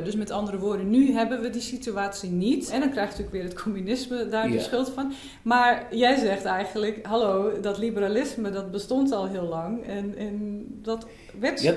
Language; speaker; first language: Dutch; native; Dutch